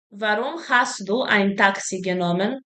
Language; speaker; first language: German; non-native, fluent; Serbian